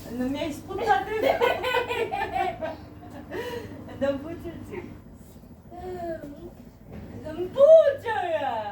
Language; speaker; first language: Italian; non-native, learner; Albanian